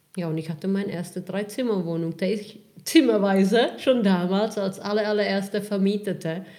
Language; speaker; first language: German; non-native, fluent; Czech